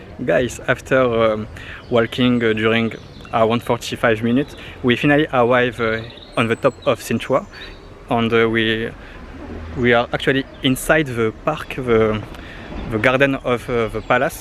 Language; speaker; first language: English; non-native, learner; French